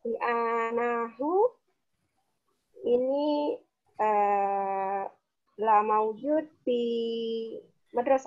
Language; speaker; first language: Arabic; non-native, learner; Indonesian